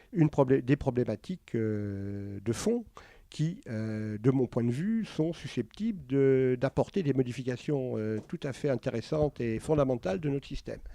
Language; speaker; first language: French; native; French